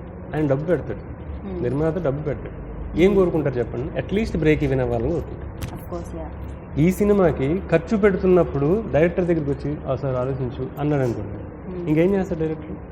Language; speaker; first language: Telugu; native; Telugu